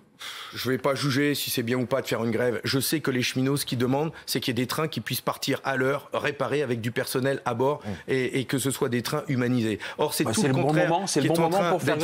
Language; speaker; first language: French; native; French